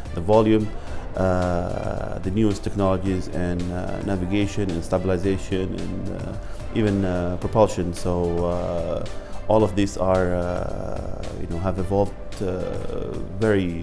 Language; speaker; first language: English; non-native, fluent; Arabic